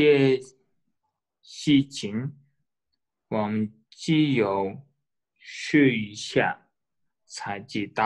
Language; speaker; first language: Chinese; non-native, learner; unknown